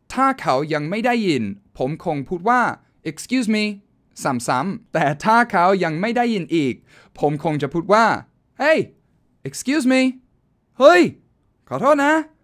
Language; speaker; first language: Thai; non-native, fluent; English